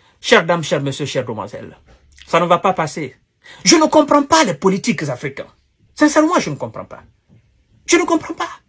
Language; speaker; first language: French; non-native, local second language; Wolof